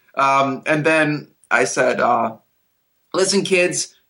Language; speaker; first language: English; native; English